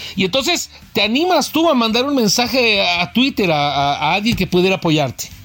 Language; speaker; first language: Spanish; native; Spanish